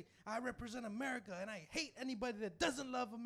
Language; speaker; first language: English; native; English